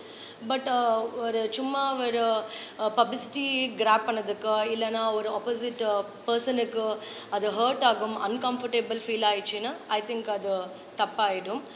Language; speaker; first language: Tamil; non-native, learner; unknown